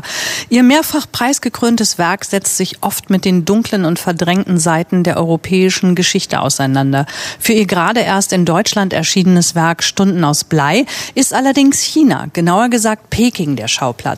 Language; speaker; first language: German; native; German